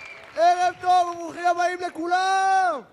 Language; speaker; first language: Hebrew; native; Hebrew